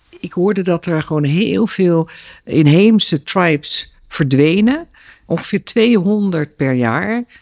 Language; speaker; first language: Dutch; native; Dutch